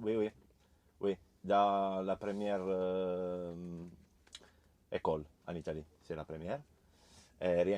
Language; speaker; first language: French; non-native, learner; Italian